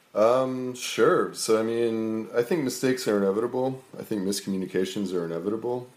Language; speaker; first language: English; native; English